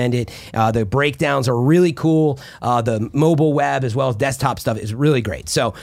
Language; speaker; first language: English; early bilingual, other home language; Italian